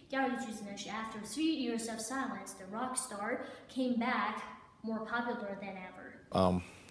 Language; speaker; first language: English; non-native, fluent; Chinese